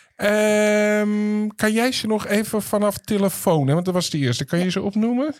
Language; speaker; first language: Dutch; native; Dutch